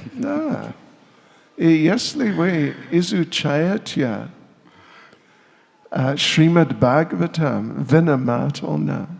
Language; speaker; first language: Russian; non-native, learner; English